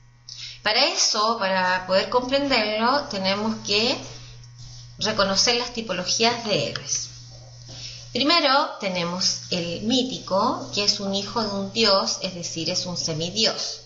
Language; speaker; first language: Spanish; native; Spanish